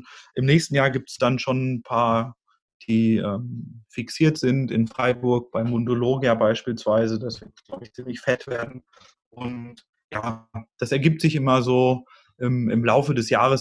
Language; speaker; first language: German; native; German